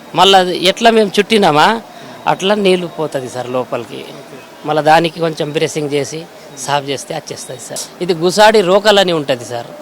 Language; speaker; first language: Telugu; non-native, local second language; Gondi